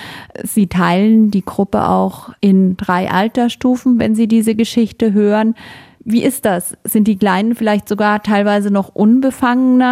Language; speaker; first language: German; native; German